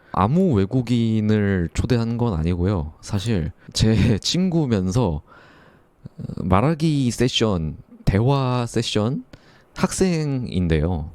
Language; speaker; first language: Korean; native; Korean